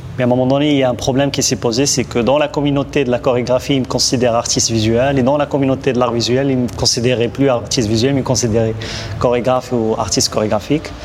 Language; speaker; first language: French; non-native, local second language; Arabic